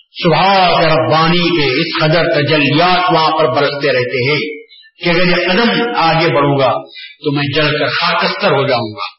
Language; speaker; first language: Urdu; native; Urdu